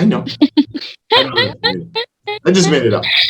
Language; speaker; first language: English; non-native, fluent; French